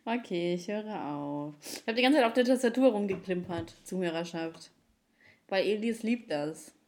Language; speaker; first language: German; early bilingual, other home language; Ukrainian